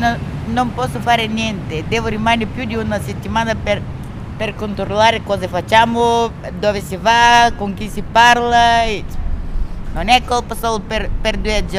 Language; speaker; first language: Italian; non-native, learner; Bulgarian